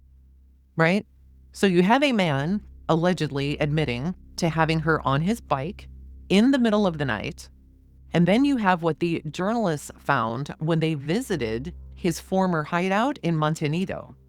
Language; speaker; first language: English; native; English